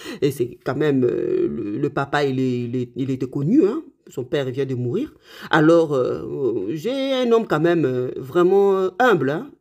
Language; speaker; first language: French; non-native, local second language; Lingala